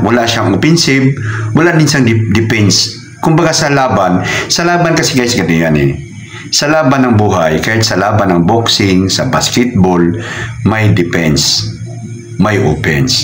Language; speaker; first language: Filipino; non-native, local second language; Cebuano